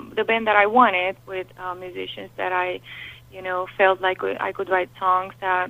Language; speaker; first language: English; non-native, fluent; Romanian